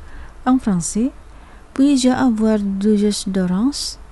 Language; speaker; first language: French; non-native, fluent; Indonesian